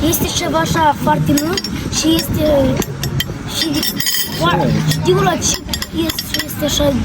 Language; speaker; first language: Romanian; early bilingual, heritage; Romanian